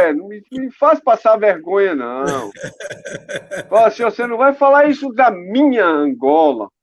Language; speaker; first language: Portuguese; native; Portuguese